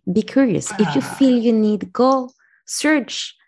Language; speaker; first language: English; non-native, fluent; Arabic